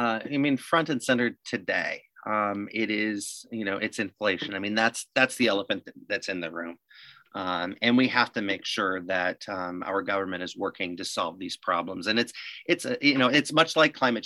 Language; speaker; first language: English; native; English